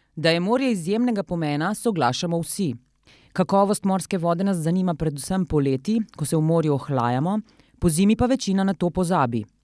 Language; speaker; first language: Slovenian; native; Slovenian